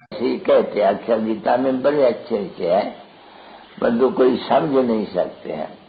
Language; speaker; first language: Urdu; non-native, local second language; Sindhi